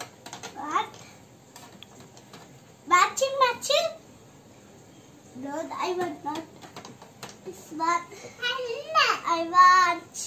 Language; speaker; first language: English; non-native, learner; Kannada